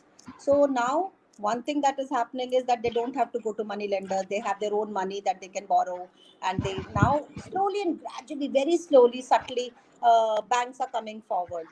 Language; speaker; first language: English; non-native, local second language; Hindi